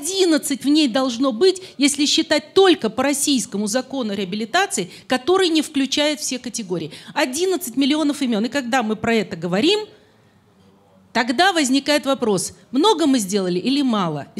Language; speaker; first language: Russian; native; Russian